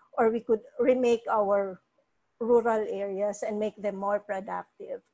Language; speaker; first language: English; non-native, local second language; Cebuano